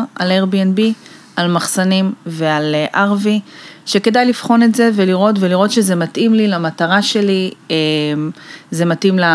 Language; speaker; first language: Hebrew; native; Hebrew